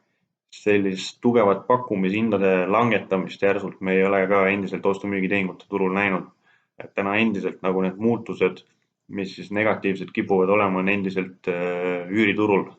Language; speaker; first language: Estonian; native; Estonian